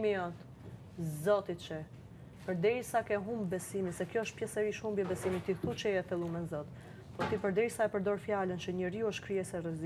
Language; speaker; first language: Albanian; native; Albanian